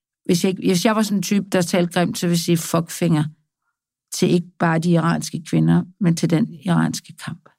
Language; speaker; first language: Danish; native; Danish